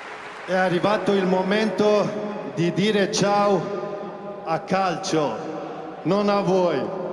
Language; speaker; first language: Italian; non-native, fluent; Swedish